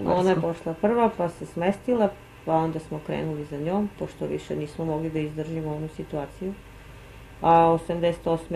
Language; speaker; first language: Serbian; non-native, fluent; Armenian